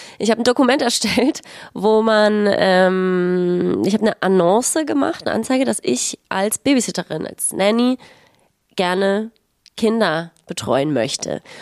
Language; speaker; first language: German; native; German